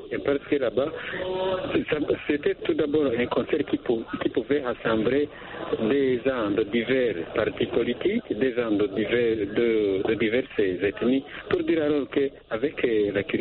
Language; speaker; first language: French; non-native, local second language; Rundi